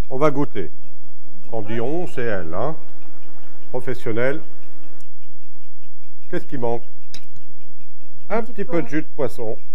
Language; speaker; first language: French; native; French